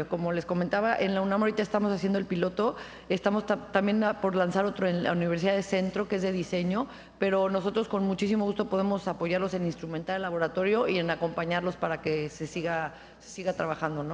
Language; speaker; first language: Spanish; native; Spanish